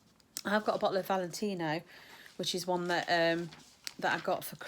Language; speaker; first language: English; native; English